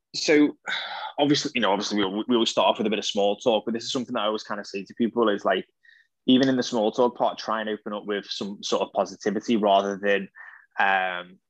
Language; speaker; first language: English; native; English